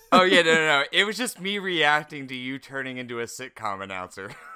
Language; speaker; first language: English; native; English